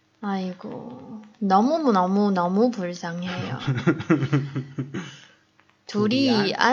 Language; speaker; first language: Korean; non-native, fluent; Chinese